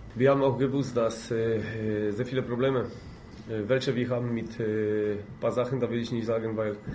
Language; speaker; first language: German; non-native, fluent; Polish